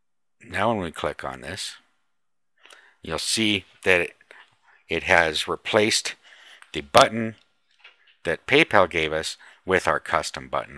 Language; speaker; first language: English; native; English